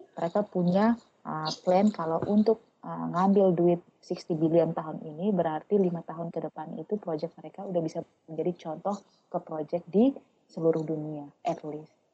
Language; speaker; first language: Indonesian; non-native, local second language; Tetum